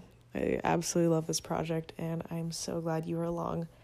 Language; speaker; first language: English; non-native, fluent; Spanish